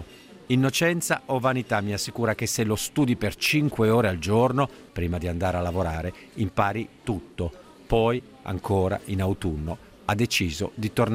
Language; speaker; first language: Italian; native; Italian